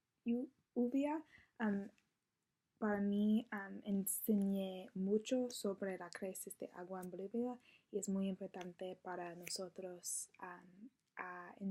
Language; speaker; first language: Spanish; non-native, learner; English